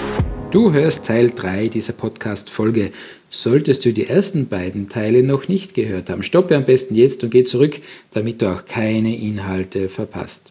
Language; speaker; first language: German; native; German